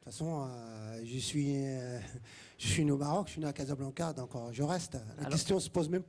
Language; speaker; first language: French; non-native, local second language; Arabic